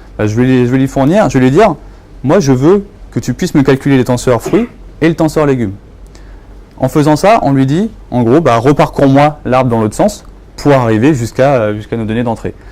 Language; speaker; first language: French; native; French